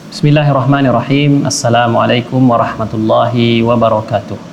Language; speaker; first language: Arabic; non-native, fluent; Indonesian